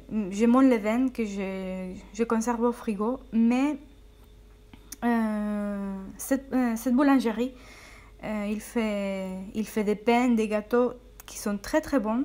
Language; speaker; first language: French; non-native, fluent; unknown